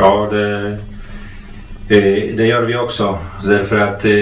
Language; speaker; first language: Swedish; non-native, fluent; Polish